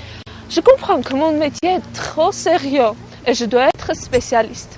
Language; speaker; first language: French; non-native, learner; Armenian